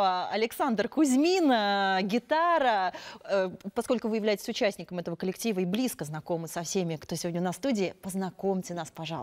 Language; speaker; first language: Russian; native; Russian